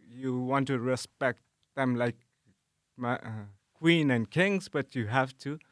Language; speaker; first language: English; non-native, local second language; Nepali